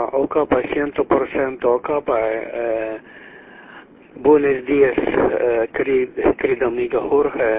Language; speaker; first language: Spanish; non-native, learner; Russian